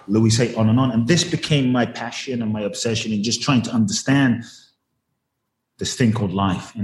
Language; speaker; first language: English; native; English